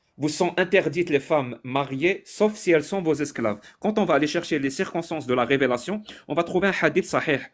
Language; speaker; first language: French; non-native, local second language; Arabic